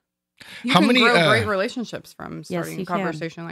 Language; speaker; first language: English; native; English